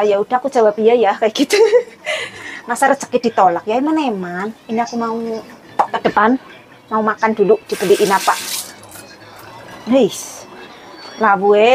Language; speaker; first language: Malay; non-native, local second language; Javanese